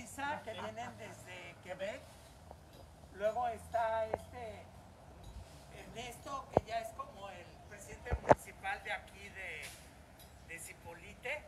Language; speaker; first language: Spanish; native; Spanish